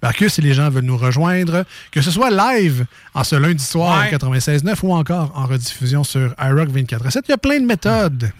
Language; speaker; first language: French; native; French